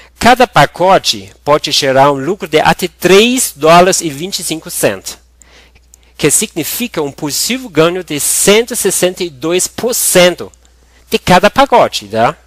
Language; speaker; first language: Portuguese; non-native, fluent; German